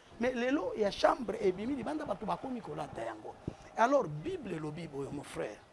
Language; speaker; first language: Lingala; native; Lingala